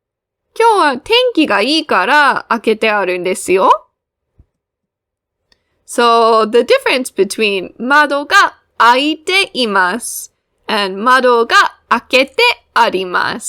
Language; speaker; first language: Japanese; non-native, fluent; English